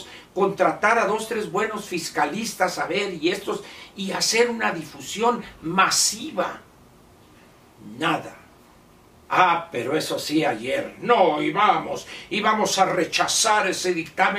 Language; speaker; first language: Spanish; native; Spanish